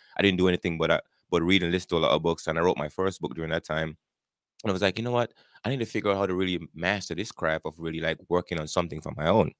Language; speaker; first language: English; non-native, local second language; Jamaican Creole English